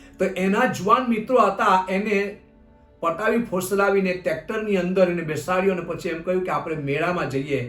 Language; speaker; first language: Gujarati; non-native, local second language; Gamit